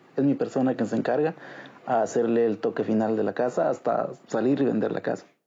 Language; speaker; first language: Spanish; native; Spanish